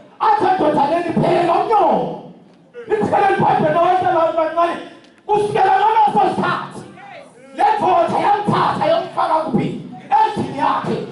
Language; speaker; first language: Zulu; non-native, local second language; Swati